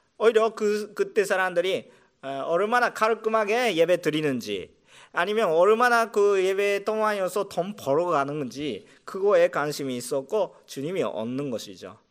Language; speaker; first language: Korean; non-native, fluent; Japanese